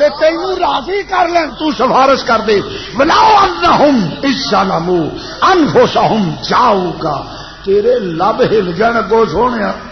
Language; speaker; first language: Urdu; non-native, local second language; Punjabi